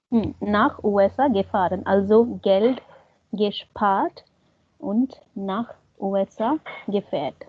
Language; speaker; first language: German; non-native, fluent; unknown